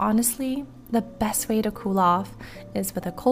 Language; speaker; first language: English; native; English